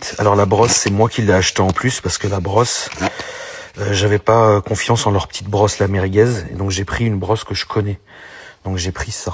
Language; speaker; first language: French; native; French